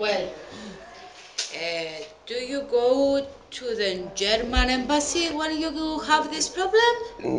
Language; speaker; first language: English; non-native, local second language; Greek